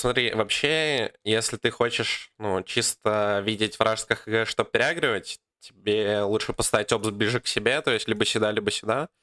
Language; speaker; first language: Russian; native; Russian